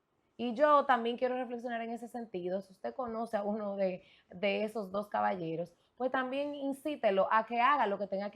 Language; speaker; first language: Spanish; native; Spanish